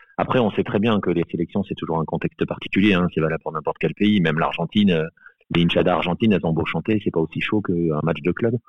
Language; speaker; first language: French; native; French